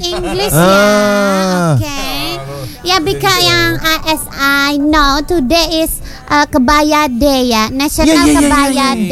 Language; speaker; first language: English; non-native, learner; Indonesian